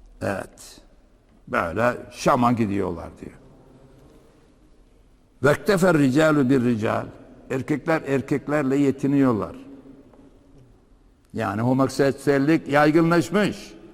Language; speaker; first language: Turkish; native; Turkish